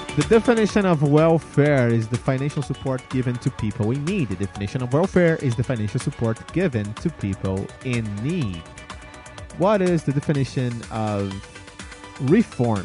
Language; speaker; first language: English; non-native, fluent; Portuguese